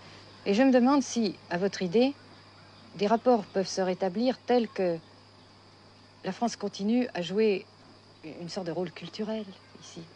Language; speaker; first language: French; native; French